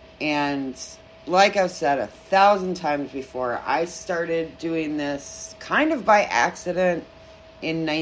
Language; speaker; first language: English; native; English